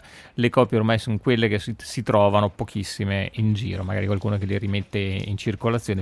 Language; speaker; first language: Italian; native; Italian